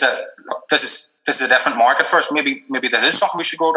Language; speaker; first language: English; native; English